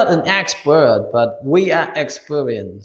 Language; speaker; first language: English; non-native, learner; Khmer